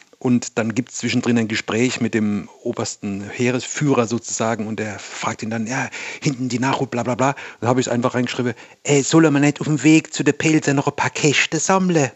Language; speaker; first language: German; native; German